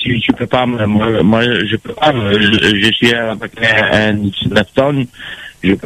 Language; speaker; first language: French; non-native, local second language; Réunion Creole French